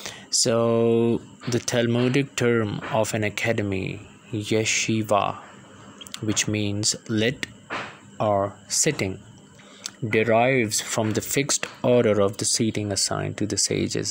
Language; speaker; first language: English; non-native, local second language; Punjabi